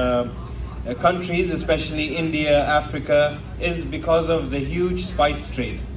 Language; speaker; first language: English; non-native, local second language; Arabic